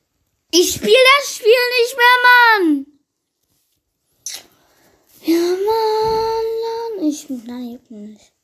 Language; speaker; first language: German; native; German